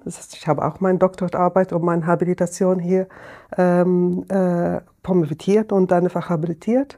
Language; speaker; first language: German; non-native, fluent; Arabic